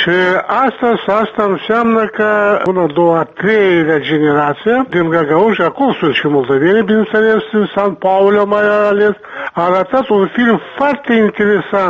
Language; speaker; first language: Romanian; non-native, local second language; Gagauz